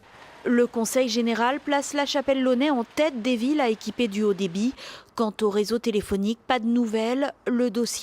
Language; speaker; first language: French; native; French